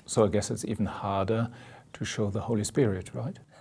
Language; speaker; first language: English; non-native, fluent; German